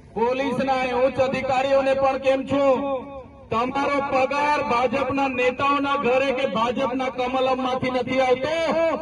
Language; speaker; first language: Gujarati; non-native, local second language; Vasavi